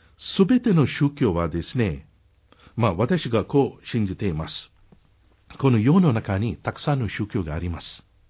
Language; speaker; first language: Japanese; non-native, fluent; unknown